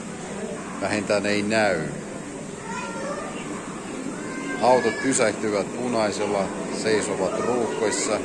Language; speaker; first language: Finnish; non-native, fluent; Russian